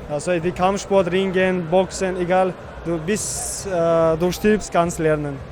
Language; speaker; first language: German; non-native, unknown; Czech